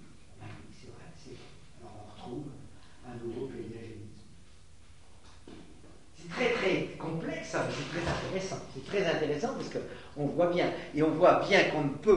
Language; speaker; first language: French; native; French